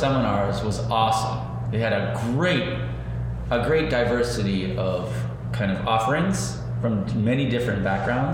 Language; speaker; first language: English; native; English